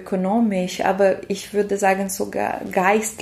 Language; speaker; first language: German; non-native, fluent; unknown